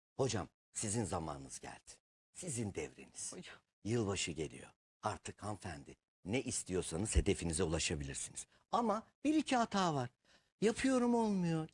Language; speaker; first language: Turkish; native; Turkish